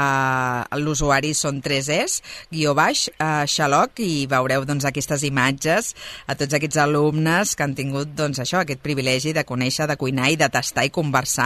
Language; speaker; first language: Catalan; native; Catalan